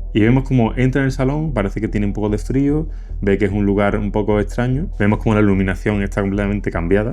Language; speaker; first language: Spanish; native; Spanish